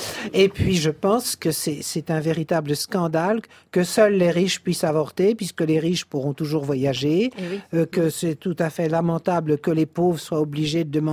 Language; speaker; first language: French; native; French